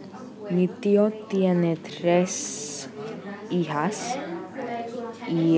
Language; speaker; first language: Spanish; non-native, learner; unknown